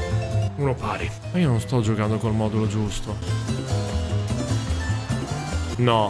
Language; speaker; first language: Italian; native; Italian